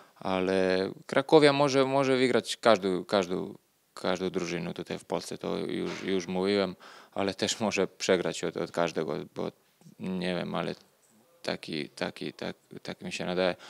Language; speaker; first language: Polish; non-native, learner; Serbian